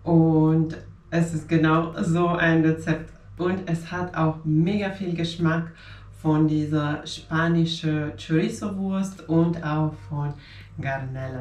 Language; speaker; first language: German; non-native, fluent; Finnish